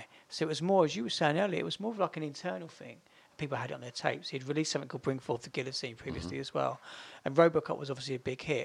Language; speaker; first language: English; native; English